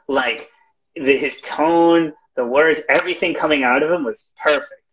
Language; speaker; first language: English; native; English